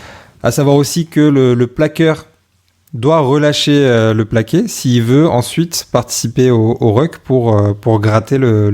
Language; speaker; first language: French; native; French